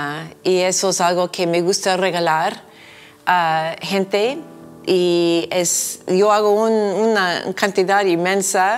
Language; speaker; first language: Spanish; non-native, fluent; English